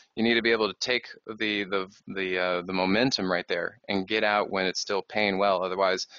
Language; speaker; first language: English; native; English